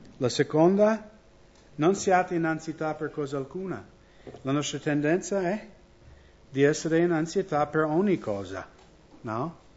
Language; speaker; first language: Italian; non-native, fluent; English